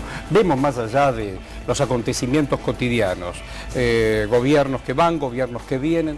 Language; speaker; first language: Spanish; native; Spanish